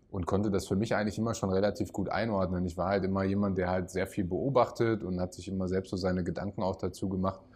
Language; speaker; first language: German; native; German